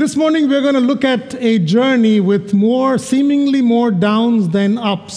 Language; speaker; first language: English; non-native, local second language; Malayalam